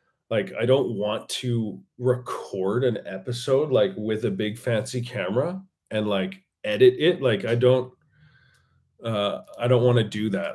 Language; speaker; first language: English; native; English